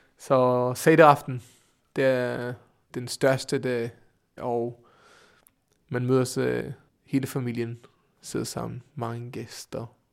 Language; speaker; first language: Danish; non-native, fluent; Hebrew